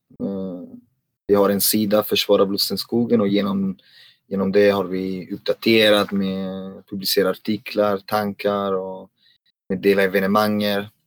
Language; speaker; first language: Swedish; non-native, fluent; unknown